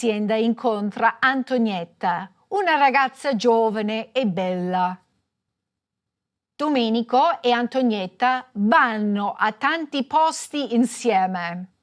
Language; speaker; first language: Italian; non-native, fluent; English